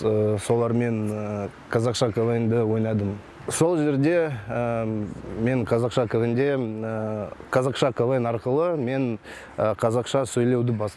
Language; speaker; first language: Kazakh; non-native, local second language; Russian